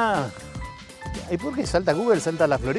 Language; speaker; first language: Spanish; native; Spanish